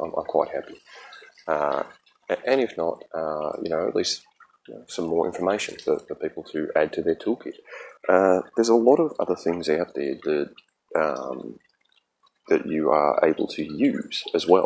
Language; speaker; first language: English; native; English